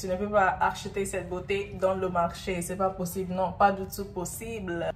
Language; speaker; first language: French; non-native, fluent; Yoruba